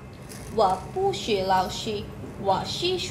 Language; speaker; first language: Chinese; non-native, learner; Bangla